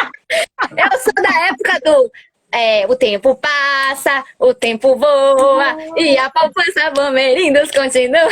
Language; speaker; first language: Portuguese; early bilingual, other home language; Spanish